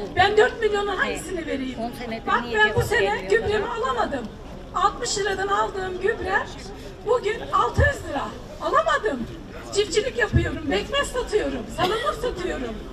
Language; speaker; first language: Turkish; native; Turkish